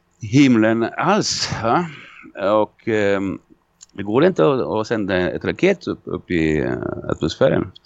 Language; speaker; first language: Swedish; non-native, fluent; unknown